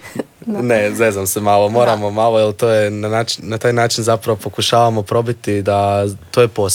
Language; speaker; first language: Serbian; native; Serbian